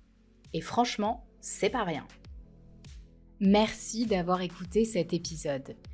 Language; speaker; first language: French; native; French